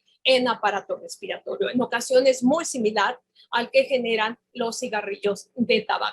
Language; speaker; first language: Spanish; native; Spanish